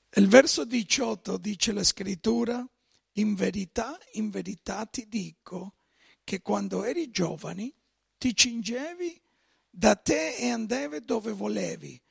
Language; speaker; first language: Italian; non-native, fluent; Spanish